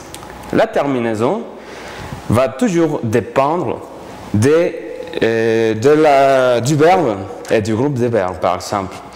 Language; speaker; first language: French; non-native, fluent; Spanish